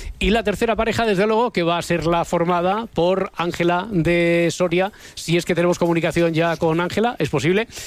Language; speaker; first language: Spanish; native; Spanish